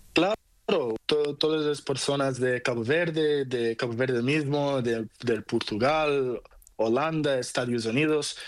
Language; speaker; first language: Spanish; non-native, learner; Portuguese